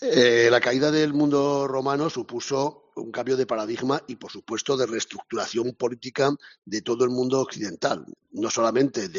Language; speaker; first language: Spanish; native; Spanish